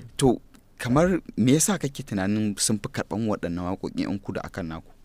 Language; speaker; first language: Hausa; native; Hausa